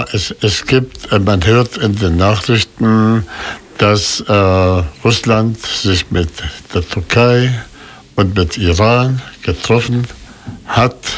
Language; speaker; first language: German; non-native, fluent; Arabic